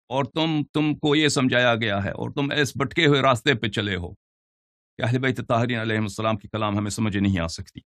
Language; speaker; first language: Urdu; non-native, fluent; Persian